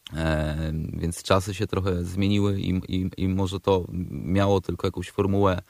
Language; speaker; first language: Polish; native; Polish